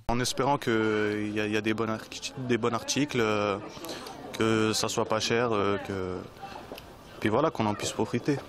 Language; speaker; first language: French; native; French